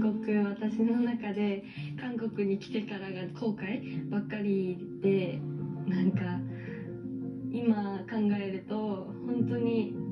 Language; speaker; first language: Japanese; native; Japanese